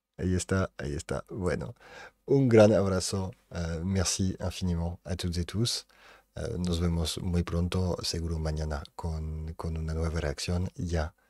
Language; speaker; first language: Spanish; non-native, fluent; French